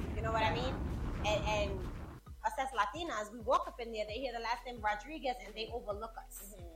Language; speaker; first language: English; native; English